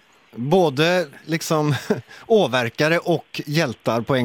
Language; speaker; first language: Swedish; native; Swedish